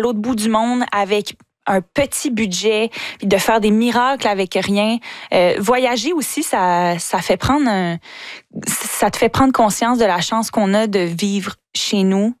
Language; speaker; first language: French; native; French